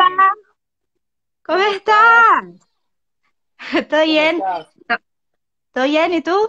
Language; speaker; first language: Spanish; non-native, learner; Portuguese